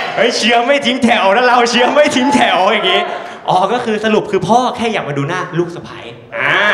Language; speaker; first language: Thai; native; Thai